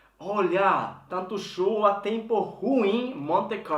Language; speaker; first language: Portuguese; non-native, fluent; Swedish